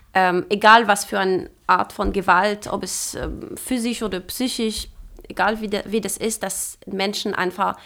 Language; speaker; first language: German; non-native, fluent; French